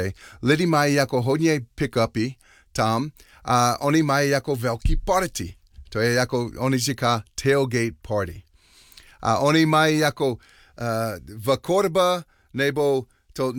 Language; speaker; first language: Czech; non-native, learner; English